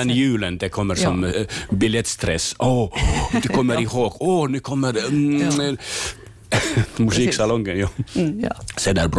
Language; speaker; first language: Swedish; non-native, learner; Finnish